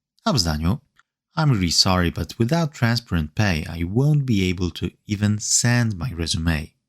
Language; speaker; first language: English; non-native, fluent; Polish